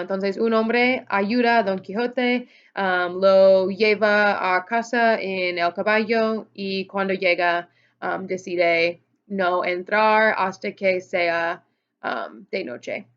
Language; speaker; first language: Spanish; non-native, fluent; English